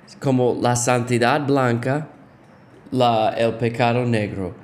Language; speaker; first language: Spanish; non-native, fluent; English